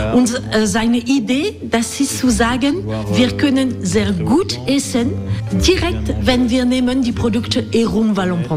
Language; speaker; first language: German; non-native, fluent; French